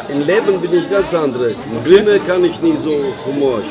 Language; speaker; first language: German; non-native, learner; Albanian